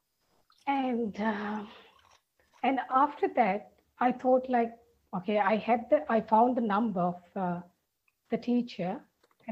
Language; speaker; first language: English; non-native, local second language; Sinhala